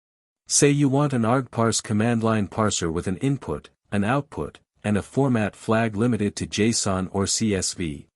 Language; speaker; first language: English; native; English